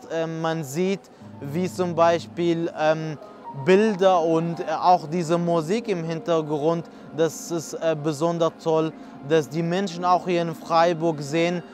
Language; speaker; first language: German; non-native, fluent; Kurdish